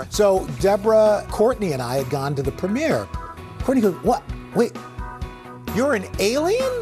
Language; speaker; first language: English; native; English